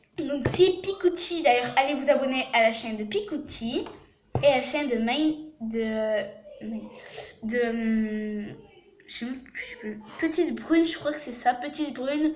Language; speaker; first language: French; native; French